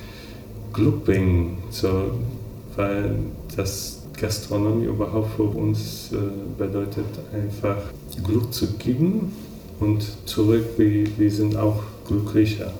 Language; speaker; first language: German; non-native, fluent; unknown